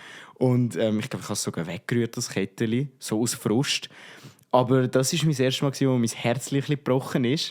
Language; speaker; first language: German; native; German